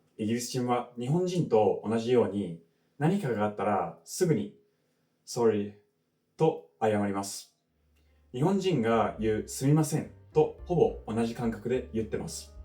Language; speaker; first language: Japanese; non-native, fluent; English